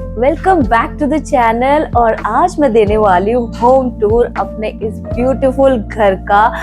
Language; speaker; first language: Hindi; native; Hindi